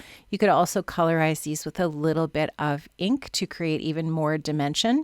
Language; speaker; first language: English; native; English